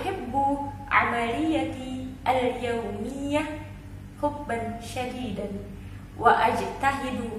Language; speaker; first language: Arabic; non-native, learner; Indonesian